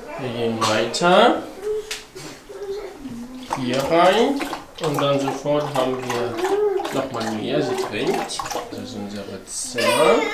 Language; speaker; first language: German; non-native, fluent; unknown